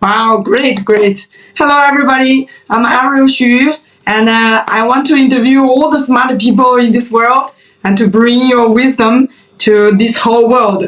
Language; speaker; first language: English; non-native, fluent; Chinese